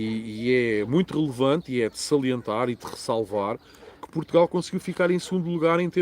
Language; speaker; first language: Portuguese; native; Portuguese